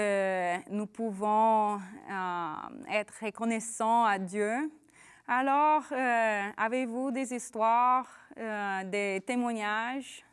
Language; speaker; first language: French; non-native, learner; English